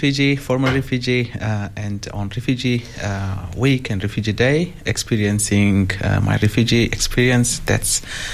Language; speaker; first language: English; non-native, local second language; Hazaragi